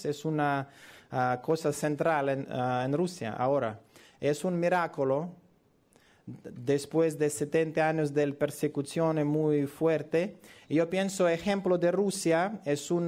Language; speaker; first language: Spanish; non-native, learner; Russian